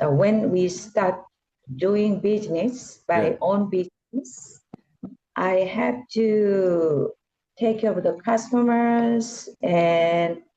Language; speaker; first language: English; non-native, learner; Korean